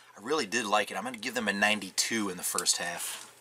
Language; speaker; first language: English; native; English